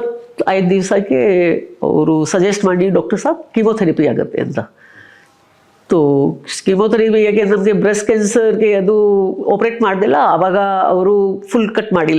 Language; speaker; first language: Kannada; non-native, local second language; Hindi